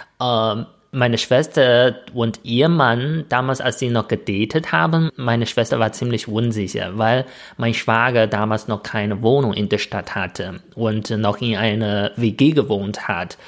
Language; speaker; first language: German; non-native, fluent; Chinese